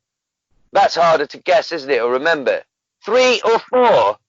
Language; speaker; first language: English; native; English